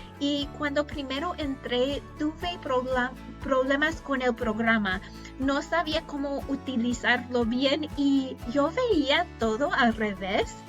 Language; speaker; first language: Spanish; non-native, fluent; English